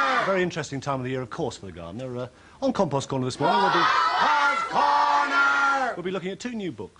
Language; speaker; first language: English; native; English